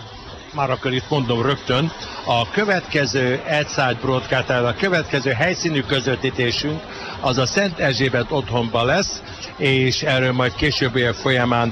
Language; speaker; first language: Hungarian; native; Hungarian